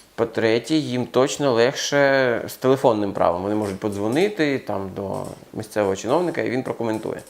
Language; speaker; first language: Ukrainian; non-native, local second language; Russian